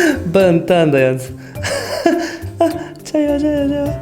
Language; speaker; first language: Chinese; non-native, learner; Japanese